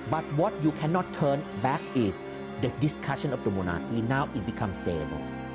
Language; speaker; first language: English; non-native, fluent; Thai